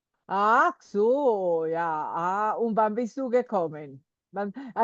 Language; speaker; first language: German; non-native, fluent; Spanish